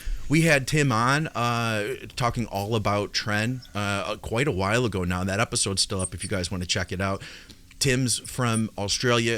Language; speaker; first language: English; native; English